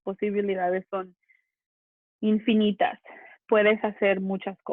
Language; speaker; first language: Spanish; early bilingual, other home language; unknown